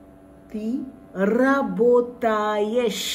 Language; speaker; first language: Russian; non-native, fluent; Bangla